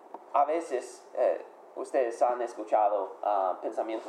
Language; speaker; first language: Spanish; non-native, fluent; English